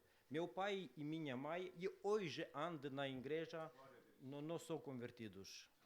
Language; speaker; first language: Portuguese; non-native, learner; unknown